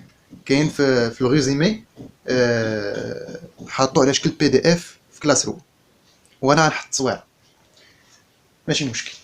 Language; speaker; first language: Arabic; native; Arabic